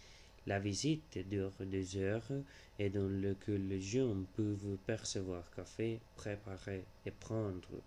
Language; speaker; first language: French; non-native, learner; Spanish